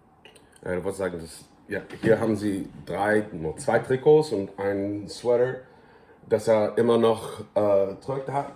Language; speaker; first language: German; early bilingual, heritage; English